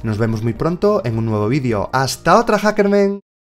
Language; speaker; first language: Spanish; native; Spanish